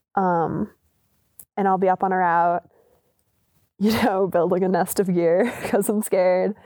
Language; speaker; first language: English; native; English